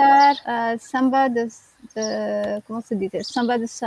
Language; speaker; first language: Portuguese; non-native, fluent; French